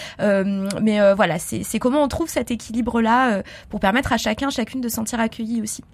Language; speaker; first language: French; native; French